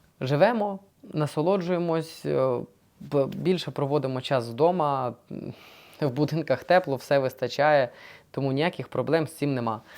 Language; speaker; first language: Ukrainian; non-native, local second language; Russian